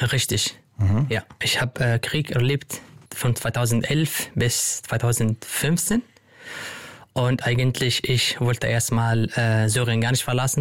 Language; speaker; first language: German; non-native, fluent; Arabic